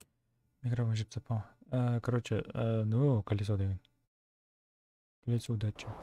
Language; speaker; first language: Russian; non-native, learner; Kara-Kalpak